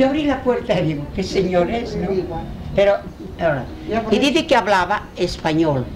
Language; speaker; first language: Spanish; early bilingual, heritage; Spanish